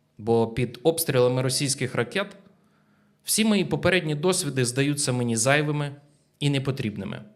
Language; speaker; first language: Ukrainian; native; Ukrainian